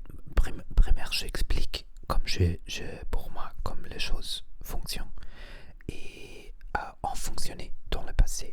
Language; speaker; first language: French; non-native, learner; Spanish